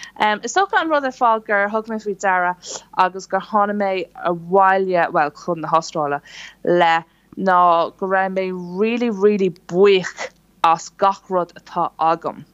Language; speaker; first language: Irish; non-native, local second language; English